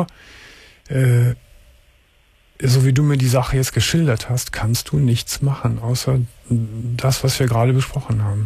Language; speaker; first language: German; native; German